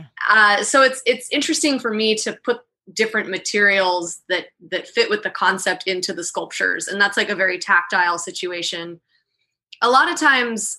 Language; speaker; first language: English; native; English